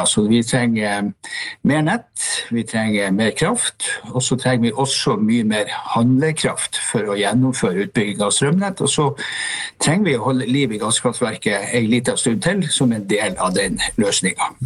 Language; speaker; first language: Norwegian; native; Norwegian